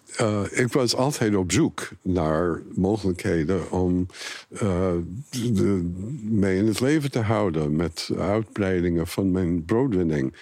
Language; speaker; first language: Dutch; non-native, fluent; English